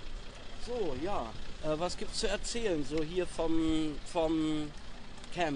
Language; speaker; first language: German; native; German